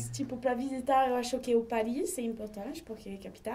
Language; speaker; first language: Portuguese; non-native, learner; French